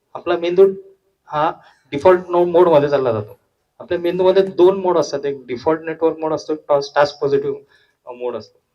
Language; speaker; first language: Marathi; non-native, local second language; Hindi